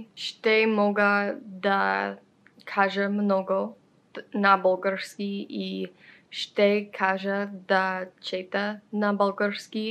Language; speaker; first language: Bulgarian; non-native, learner; English